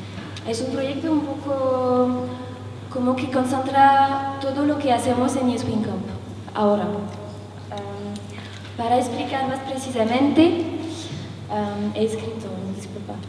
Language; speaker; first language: Spanish; non-native, learner; French